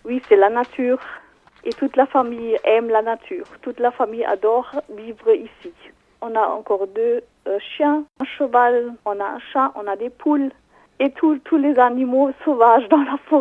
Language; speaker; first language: French; non-native, fluent; German